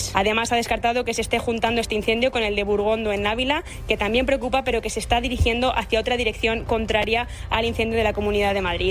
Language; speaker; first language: Spanish; native; Spanish